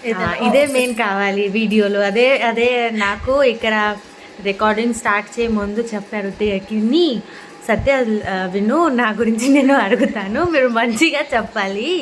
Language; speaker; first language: Telugu; non-native, fluent; Bangla